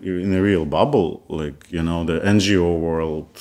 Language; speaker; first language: English; non-native, fluent; Kazakh